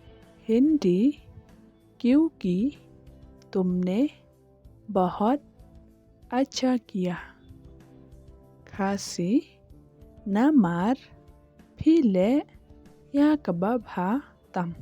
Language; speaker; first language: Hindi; non-native, learner; Khasi